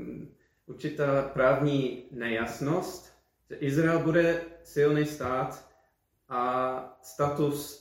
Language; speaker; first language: Czech; non-native, fluent; English